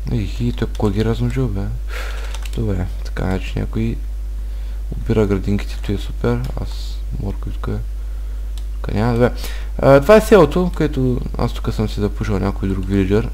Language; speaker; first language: Bulgarian; native; Bulgarian